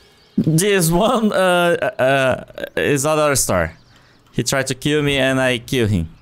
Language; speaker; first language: English; non-native, learner; Portuguese